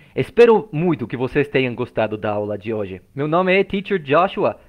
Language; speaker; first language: Portuguese; non-native, fluent; English